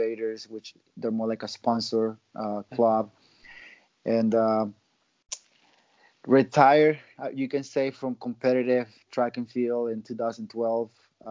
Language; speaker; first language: English; non-native, fluent; Spanish